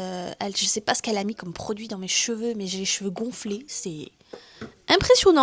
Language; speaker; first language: French; native; French